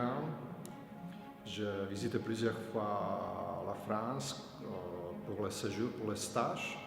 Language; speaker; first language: French; non-native, fluent; Slovak